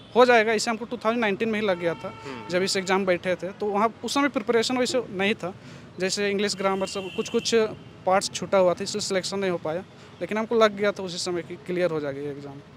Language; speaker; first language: Hindi; native; Hindi